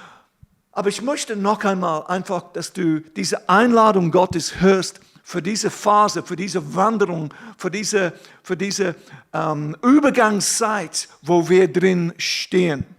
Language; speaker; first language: German; non-native, fluent; English